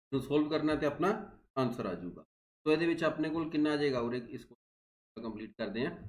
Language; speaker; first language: Hindi; non-native, local second language; Punjabi